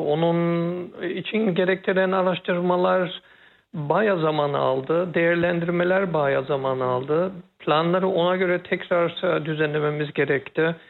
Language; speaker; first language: Turkish; early bilingual, heritage; Turkish